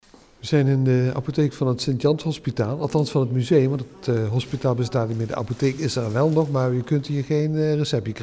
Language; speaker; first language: Dutch; native; Dutch